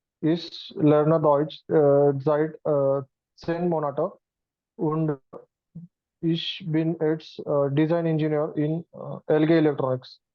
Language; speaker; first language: German; non-native, learner; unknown